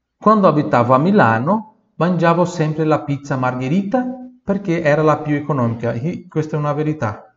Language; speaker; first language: Italian; non-native, fluent; Portuguese